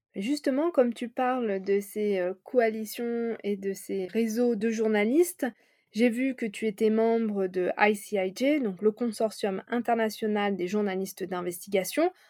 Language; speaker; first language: French; native; French